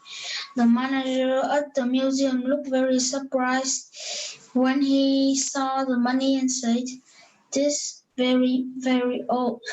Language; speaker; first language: English; non-native, learner; Vietnamese